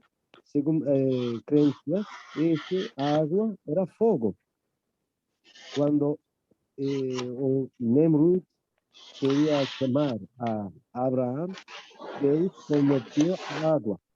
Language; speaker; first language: Portuguese; non-native, learner; Turkish